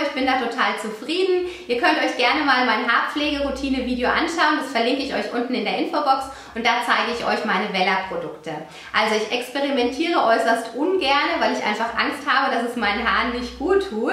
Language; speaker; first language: German; native; German